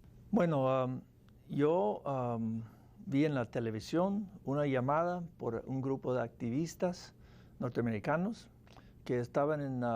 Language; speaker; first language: Spanish; non-native, fluent; English